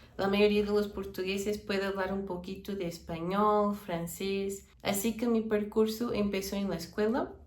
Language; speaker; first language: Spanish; non-native, fluent; Portuguese